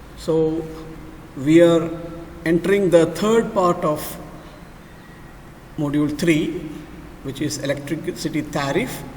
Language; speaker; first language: English; non-native, local second language; Malayalam